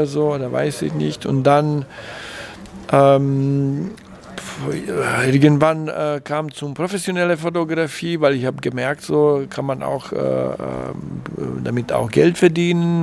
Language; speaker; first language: German; non-native, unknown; Croatian